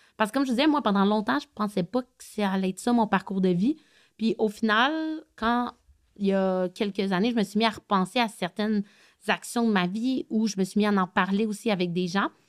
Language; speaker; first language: French; native; French